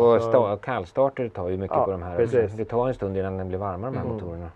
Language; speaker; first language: Swedish; native; Swedish